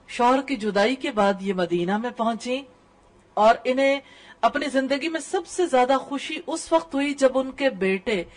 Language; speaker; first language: Urdu; native; Urdu